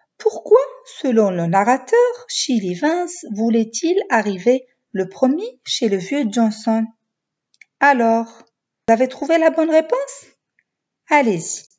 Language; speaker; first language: French; non-native, local second language; Arabic